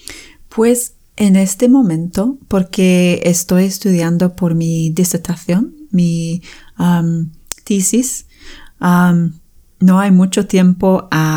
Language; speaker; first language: Spanish; non-native, fluent; English